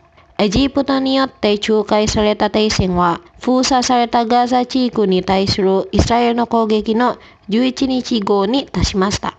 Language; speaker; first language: Japanese; non-native, fluent; Indonesian